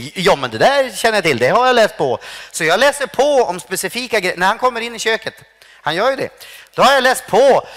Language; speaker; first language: Swedish; native; Swedish